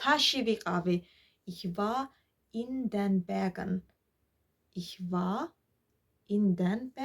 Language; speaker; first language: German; non-native, fluent; Georgian